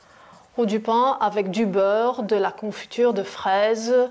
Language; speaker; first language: French; non-native, fluent; Greek